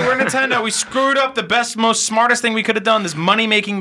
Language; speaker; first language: English; early bilingual, other home language; Italian